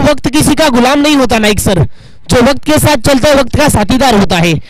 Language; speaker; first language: Hindi; non-native, local second language; Marathi